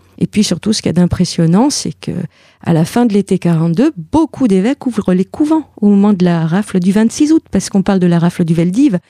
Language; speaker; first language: French; native; French